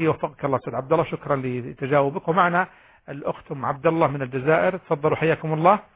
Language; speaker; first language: Arabic; native; Arabic